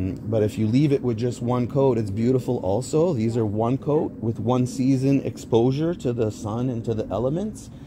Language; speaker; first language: English; native; English